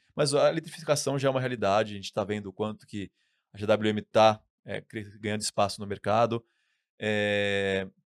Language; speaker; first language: Portuguese; native; Portuguese